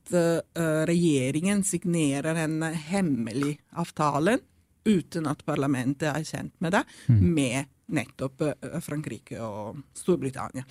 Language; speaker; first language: Norwegian; non-native, fluent; Italian